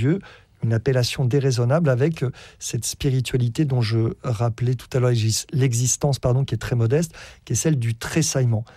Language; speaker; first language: French; native; French